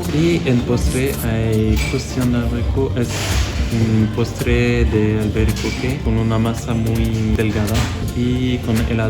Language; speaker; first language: Spanish; non-native, fluent; French